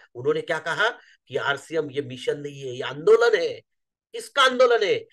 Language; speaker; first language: Hindi; non-native, local second language; Marathi